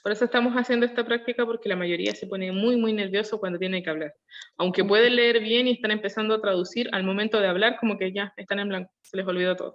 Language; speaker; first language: Spanish; non-native, learner; Korean